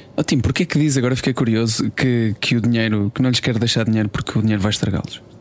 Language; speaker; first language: Portuguese; native; Portuguese